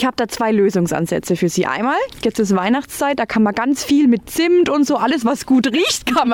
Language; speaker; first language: German; native; German